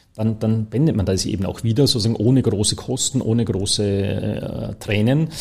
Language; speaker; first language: German; native; German